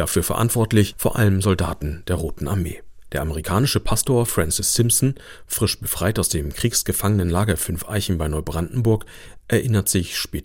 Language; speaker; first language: German; native; German